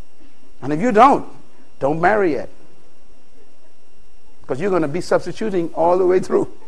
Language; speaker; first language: English; native; English